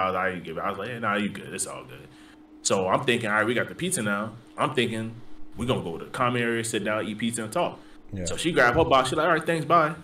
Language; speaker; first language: English; native; English